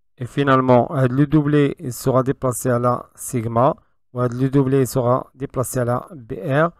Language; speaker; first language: French; non-native, local second language; Arabic